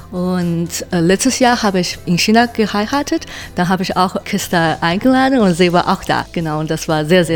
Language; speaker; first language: German; non-native, fluent; Chinese